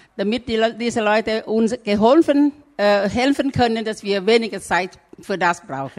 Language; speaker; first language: German; non-native, learner; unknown